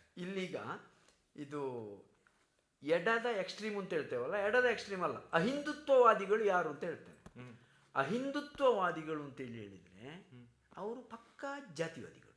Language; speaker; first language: Kannada; native; Kannada